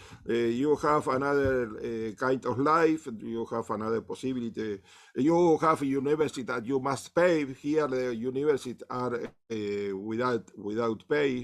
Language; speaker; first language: English; non-native, learner; Spanish